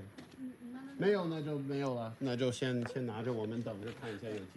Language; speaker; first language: Chinese; non-native, fluent; English